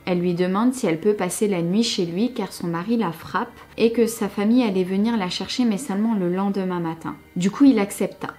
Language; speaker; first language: French; native; French